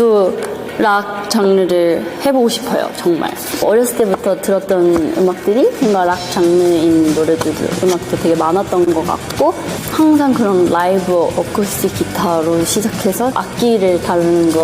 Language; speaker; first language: Korean; early bilingual, heritage; English